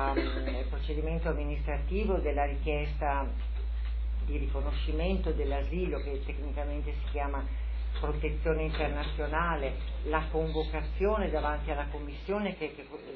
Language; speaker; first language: Italian; native; Italian